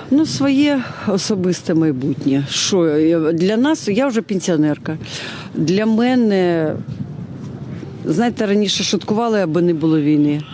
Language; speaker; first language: Ukrainian; native; Ukrainian